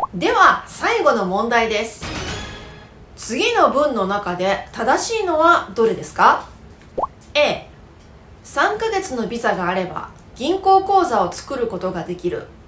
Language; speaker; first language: Japanese; native; Japanese